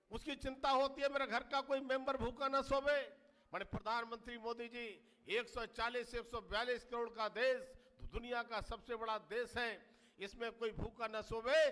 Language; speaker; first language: Hindi; native; Hindi